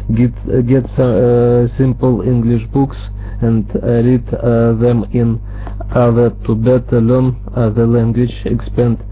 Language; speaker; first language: English; non-native, learner; Russian